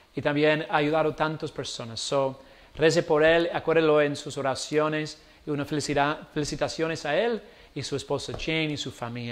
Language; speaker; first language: Spanish; non-native, learner; English